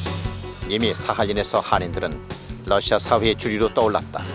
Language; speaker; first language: Korean; native; Korean